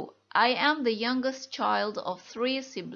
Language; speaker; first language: English; non-native, fluent; Indonesian